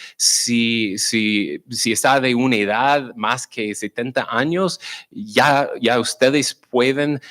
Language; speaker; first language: Spanish; non-native, learner; English